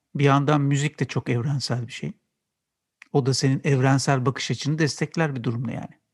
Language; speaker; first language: Turkish; native; Turkish